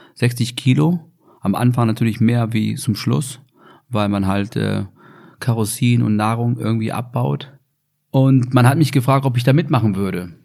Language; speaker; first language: German; non-native, fluent; English